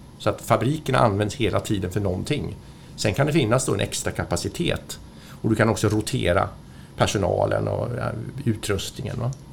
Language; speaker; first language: Swedish; native; Swedish